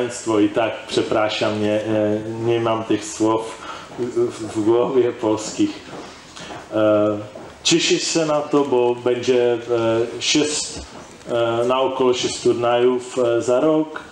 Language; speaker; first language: Polish; non-native, learner; Czech